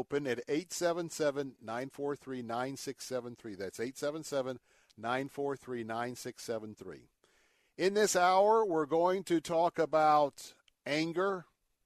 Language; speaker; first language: English; native; English